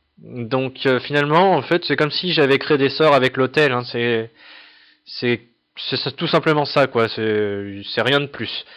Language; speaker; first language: French; native; French